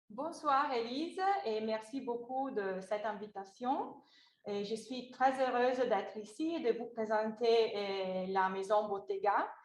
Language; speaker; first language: French; non-native, learner; Italian